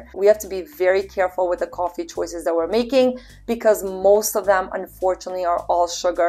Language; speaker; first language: English; native; English